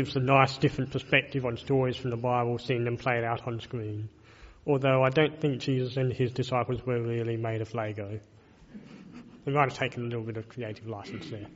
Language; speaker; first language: English; native; English